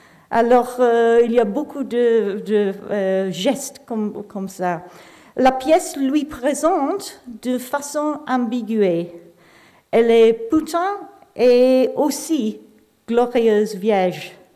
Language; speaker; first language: French; non-native, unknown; English